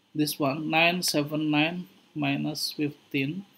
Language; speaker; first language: English; non-native, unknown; Indonesian